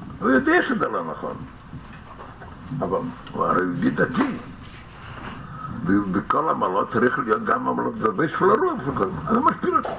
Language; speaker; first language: Hebrew; non-native, fluent; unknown